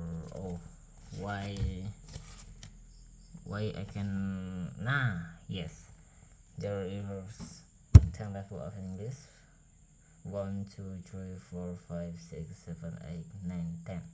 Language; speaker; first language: English; non-native, learner; Indonesian